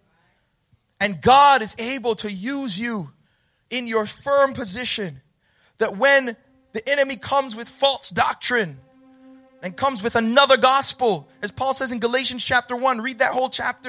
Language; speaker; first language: English; native; English